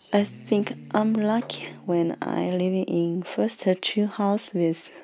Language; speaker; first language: English; non-native, learner; Chinese